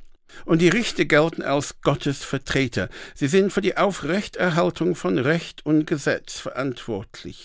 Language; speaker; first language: German; non-native, fluent; English